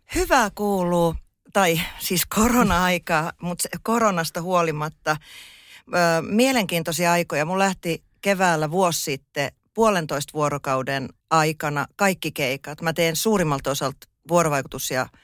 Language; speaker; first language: Finnish; native; Finnish